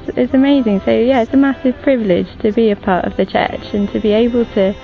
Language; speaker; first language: English; native; English